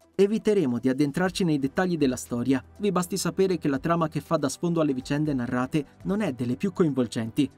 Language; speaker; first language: Italian; native; Italian